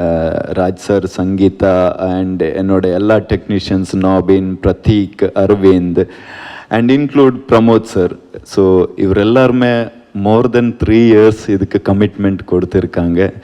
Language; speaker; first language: Tamil; non-native, learner; Kannada